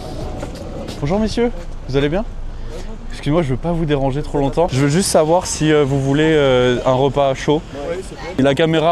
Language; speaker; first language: French; native; French